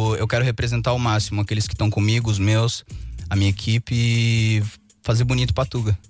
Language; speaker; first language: Portuguese; early bilingual, heritage; Portuguese